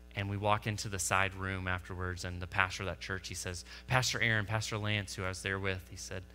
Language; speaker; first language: English; native; English